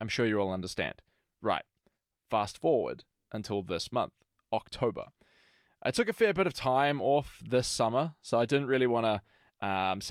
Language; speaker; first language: English; native; English